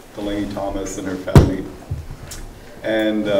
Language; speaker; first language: English; non-native, fluent; Italian